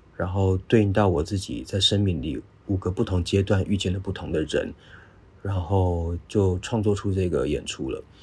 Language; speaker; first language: Chinese; native; Chinese